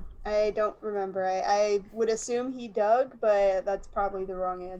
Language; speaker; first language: English; native; English